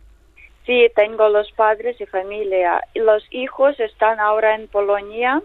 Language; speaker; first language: Spanish; non-native, learner; Ukrainian